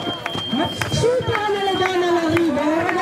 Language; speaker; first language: Italian; native; Italian